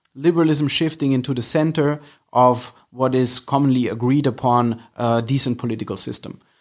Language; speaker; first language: English; non-native, fluent; German